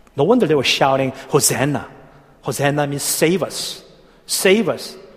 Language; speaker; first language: English; non-native, fluent; Korean